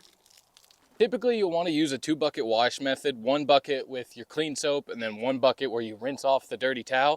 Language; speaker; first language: English; native; English